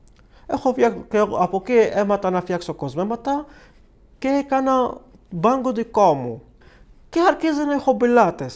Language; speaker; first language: Greek; early bilingual, other home language; Arabic